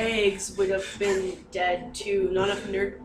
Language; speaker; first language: English; native; English